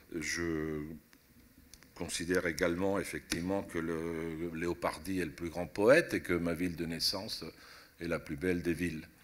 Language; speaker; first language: French; early bilingual, other home language; Italian